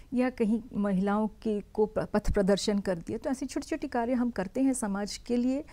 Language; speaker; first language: Hindi; native; Hindi